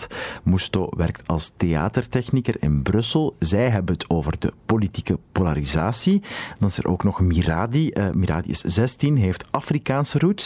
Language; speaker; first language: Dutch; native; Dutch